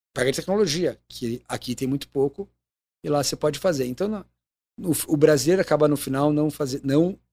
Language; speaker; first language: Portuguese; native; Portuguese